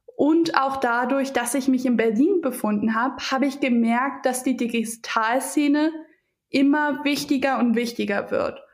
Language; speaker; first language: German; early bilingual, other home language; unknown